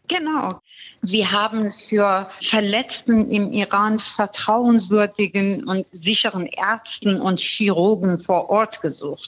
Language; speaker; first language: German; non-native, fluent; Persian